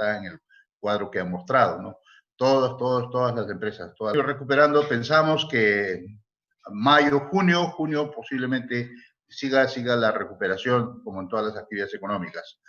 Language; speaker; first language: Spanish; native; Spanish